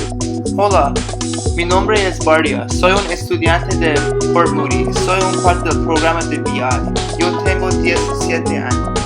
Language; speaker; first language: Spanish; non-native, learner; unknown